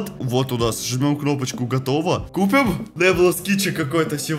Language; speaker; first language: Russian; native; Russian